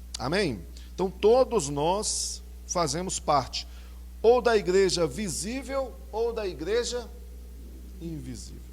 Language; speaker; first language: Portuguese; native; Portuguese